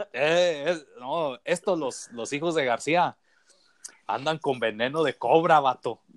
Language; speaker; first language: Spanish; early bilingual, heritage; Spanish